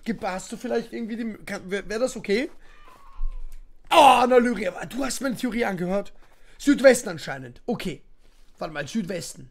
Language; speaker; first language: German; native; German